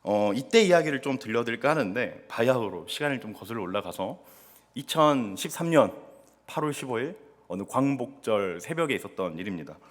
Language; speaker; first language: Korean; native; Korean